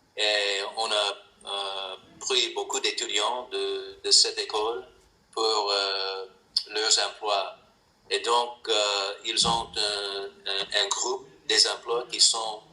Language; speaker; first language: French; non-native, learner; English